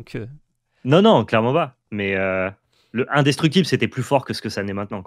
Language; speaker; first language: French; native; French